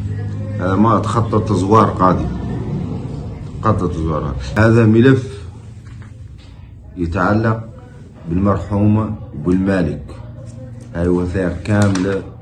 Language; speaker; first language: Arabic; native; Arabic